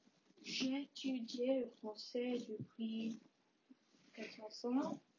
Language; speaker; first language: French; non-native, learner; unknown